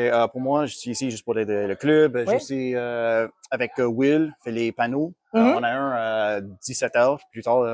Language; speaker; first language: French; non-native, local second language; English